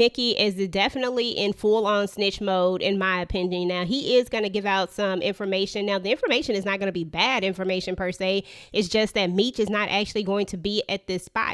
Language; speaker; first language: English; native; English